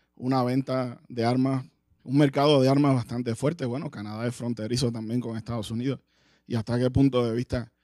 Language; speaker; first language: Spanish; native; Spanish